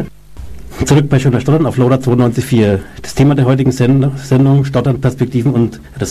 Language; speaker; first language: German; native; German